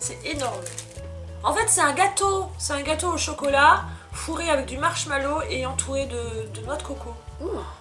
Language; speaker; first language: French; native; French